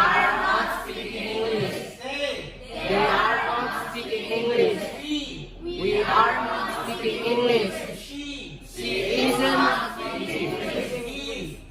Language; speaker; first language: English; non-native, learner; Indonesian